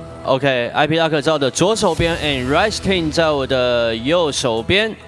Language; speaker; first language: Chinese; native; Chinese